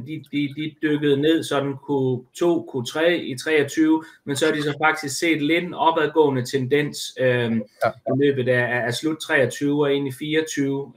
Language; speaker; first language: Danish; native; Danish